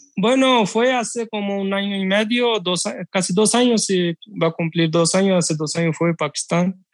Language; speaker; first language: Spanish; non-native, learner; Urdu